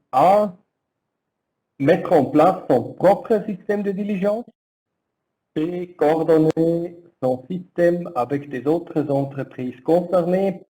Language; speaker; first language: French; non-native, learner; German